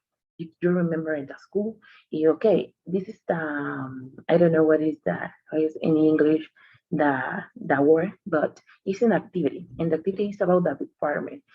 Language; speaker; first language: English; non-native, learner; Spanish